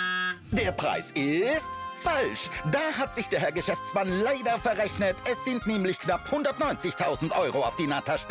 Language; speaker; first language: German; native; German